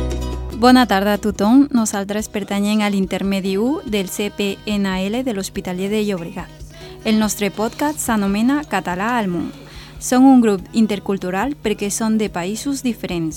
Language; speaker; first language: Catalan; non-native, learner; Spanish